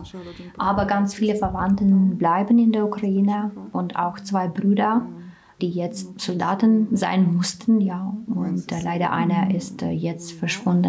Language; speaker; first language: German; non-native, fluent; Ukrainian